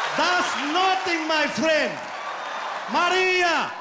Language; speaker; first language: English; native; English